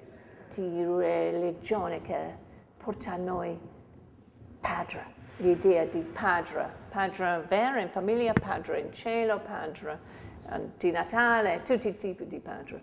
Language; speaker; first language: Italian; non-native, fluent; English